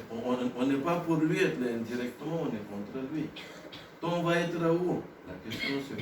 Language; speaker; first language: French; non-native, local second language; Gujarati